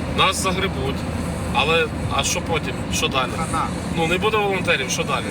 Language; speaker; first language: Ukrainian; non-native, local second language; Russian